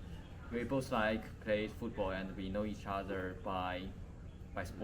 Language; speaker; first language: English; non-native, learner; Chinese